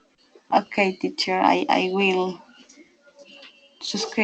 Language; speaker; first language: English; non-native, learner; Spanish